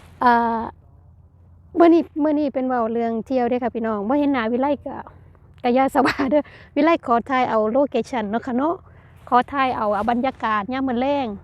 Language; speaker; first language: Thai; non-native, local second language; Lao